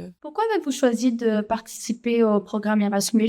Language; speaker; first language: French; non-native, fluent; Greek